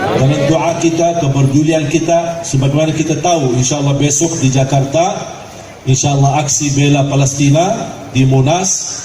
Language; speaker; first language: Malay; non-native, fluent; Arabic